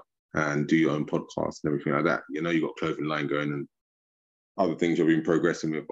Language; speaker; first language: English; native; English